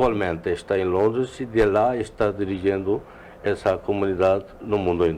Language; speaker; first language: Portuguese; non-native, fluent; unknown